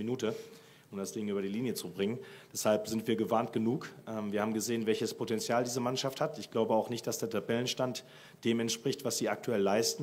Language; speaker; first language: German; native; German